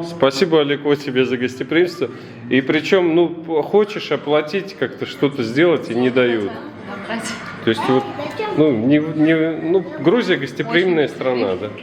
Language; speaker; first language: Russian; native; Russian